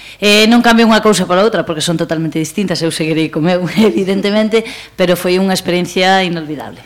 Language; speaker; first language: Galician; native; Galician